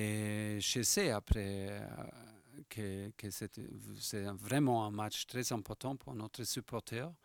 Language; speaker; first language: French; non-native, fluent; German